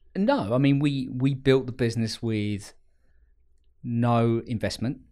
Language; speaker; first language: English; native; English